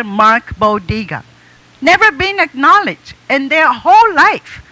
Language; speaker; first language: English; non-native, fluent; Japanese